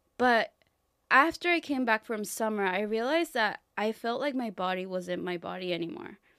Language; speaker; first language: English; non-native, fluent; Spanish